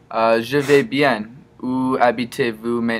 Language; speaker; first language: French; non-native, learner; English